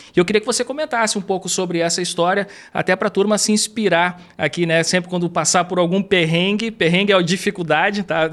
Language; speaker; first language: Portuguese; native; Portuguese